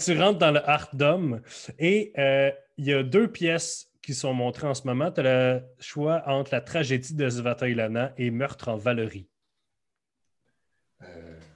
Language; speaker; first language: French; native; French